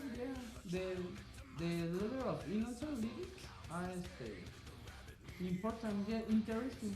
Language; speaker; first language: English; non-native, learner; Spanish